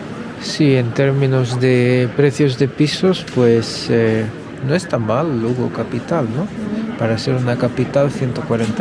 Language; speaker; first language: Spanish; non-native, fluent; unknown